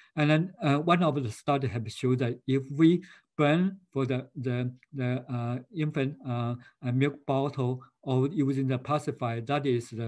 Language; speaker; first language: English; non-native, fluent; Chinese